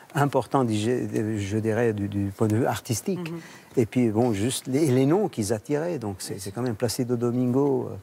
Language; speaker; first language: French; non-native, local second language; Arabic